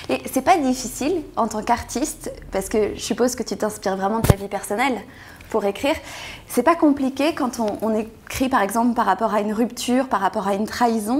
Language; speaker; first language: French; native; French